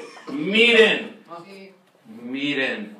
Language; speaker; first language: Spanish; non-native, fluent; English